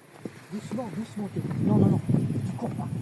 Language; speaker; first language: French; native; French